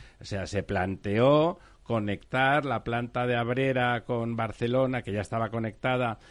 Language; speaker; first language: Spanish; native; Spanish